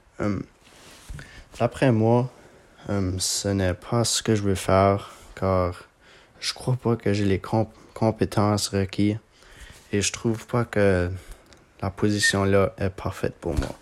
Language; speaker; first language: French; non-native, local second language; English